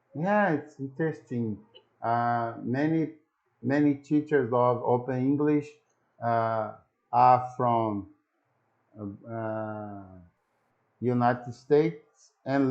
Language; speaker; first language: English; non-native, learner; Portuguese